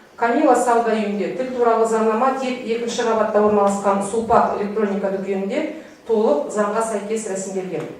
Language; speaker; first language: Kazakh; native; Kazakh